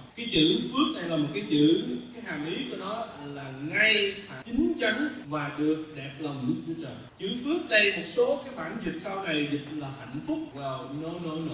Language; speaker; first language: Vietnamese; early bilingual, heritage; Vietnamese